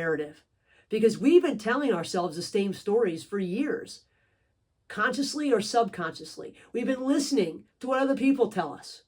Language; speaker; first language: English; native; English